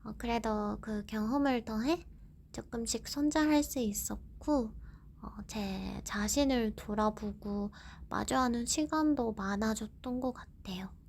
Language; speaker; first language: Korean; non-native, fluent; Japanese